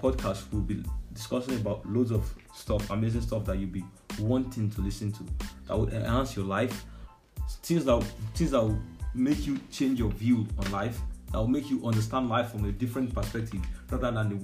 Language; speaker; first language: English; non-native, local second language; Yoruba